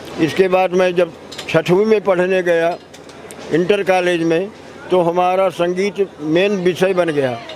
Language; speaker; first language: Hindi; native; Hindi